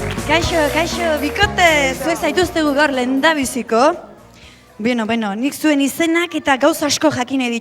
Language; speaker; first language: Basque; native; Basque